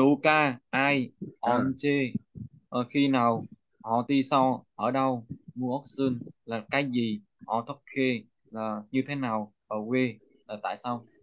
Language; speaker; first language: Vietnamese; non-native, learner; Korean